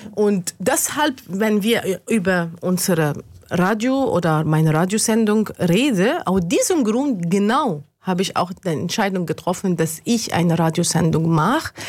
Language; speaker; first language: German; non-native, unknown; Arabic